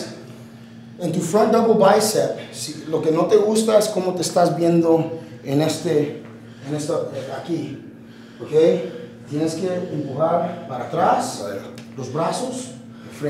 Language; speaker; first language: Spanish; early bilingual, heritage; Spanish